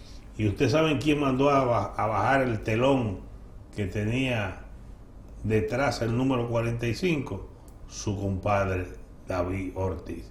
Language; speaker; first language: Spanish; native; Spanish